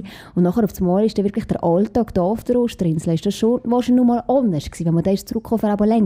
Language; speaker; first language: German; native; German